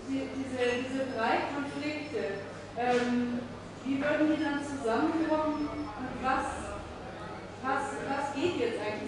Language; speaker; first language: German; native; German